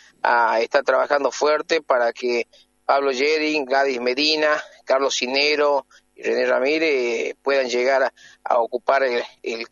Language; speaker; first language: Spanish; native; Spanish